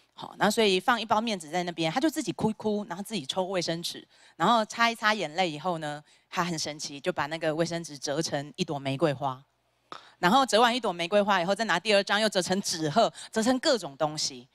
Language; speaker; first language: Chinese; native; Chinese